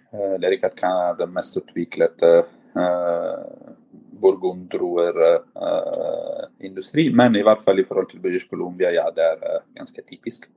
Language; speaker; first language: Norwegian; non-native, fluent; Italian